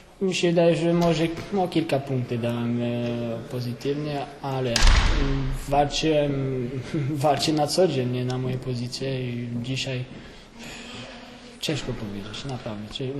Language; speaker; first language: Polish; early bilingual, heritage; French